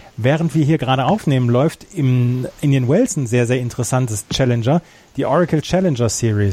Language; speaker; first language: German; native; German